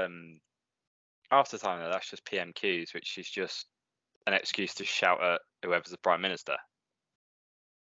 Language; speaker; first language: English; native; English